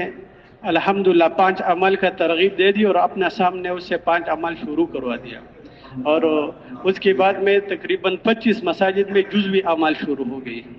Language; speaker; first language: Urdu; non-native, local second language; Pashto